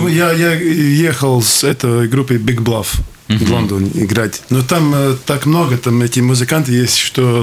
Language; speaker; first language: Russian; non-native, local second language; Latvian